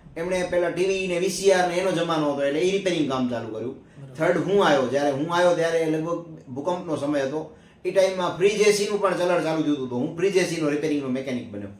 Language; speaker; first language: Gujarati; native; Gujarati